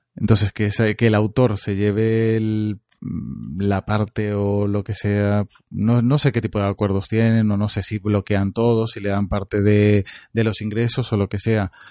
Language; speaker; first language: Spanish; native; Spanish